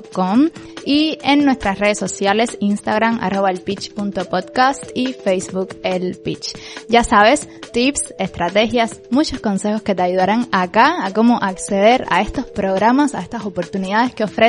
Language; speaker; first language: Spanish; native; Spanish